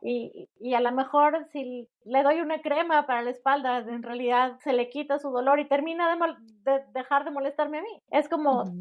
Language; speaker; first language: Spanish; native; Spanish